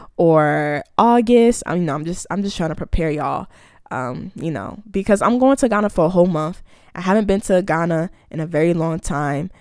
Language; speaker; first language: English; early bilingual, other home language; Akan